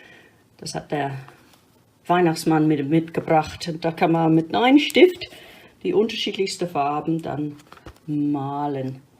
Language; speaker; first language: German; non-native, fluent; English